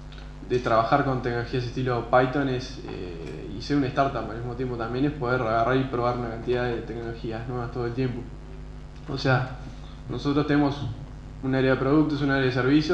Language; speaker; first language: Spanish; native; Spanish